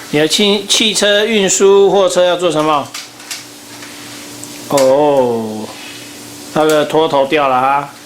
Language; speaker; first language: Chinese; native; Chinese